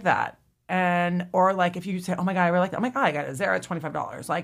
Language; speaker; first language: English; native; English